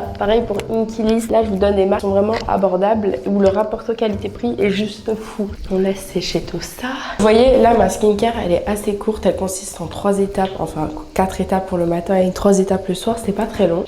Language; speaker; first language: French; native; French